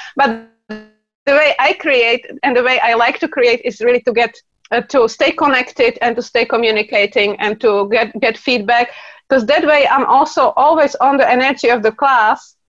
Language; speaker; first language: English; non-native, fluent; Czech